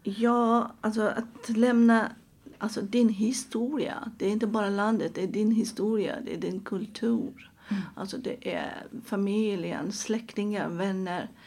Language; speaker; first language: Swedish; non-native, fluent; Persian